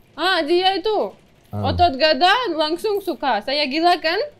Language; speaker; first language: Indonesian; non-native, learner; Russian